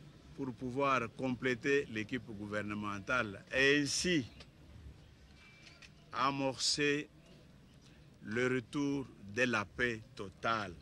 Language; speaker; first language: French; non-native, local second language; Luba-Lulua